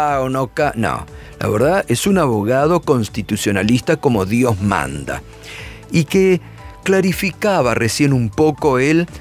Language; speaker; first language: Spanish; native; Spanish